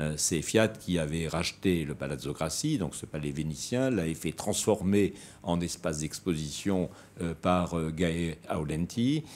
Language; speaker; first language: French; native; French